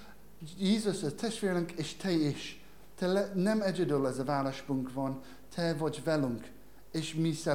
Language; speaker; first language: Hungarian; non-native, learner; English